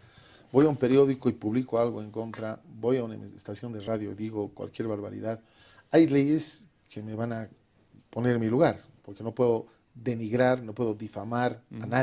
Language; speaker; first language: Spanish; native; Spanish